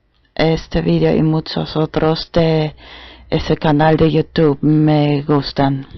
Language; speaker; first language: Spanish; non-native, fluent; German